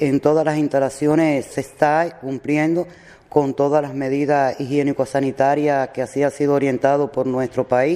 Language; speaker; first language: Spanish; native; Spanish